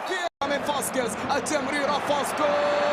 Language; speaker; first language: Arabic; native; Arabic